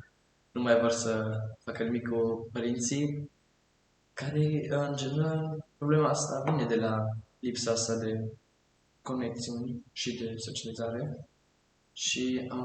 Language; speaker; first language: Romanian; early bilingual, heritage; German